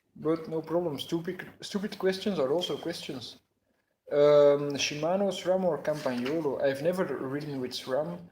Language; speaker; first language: English; non-native, fluent; Dutch